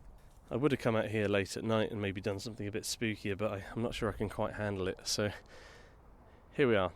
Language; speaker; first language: English; native; English